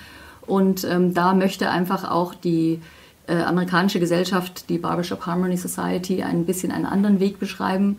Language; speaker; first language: German; native; German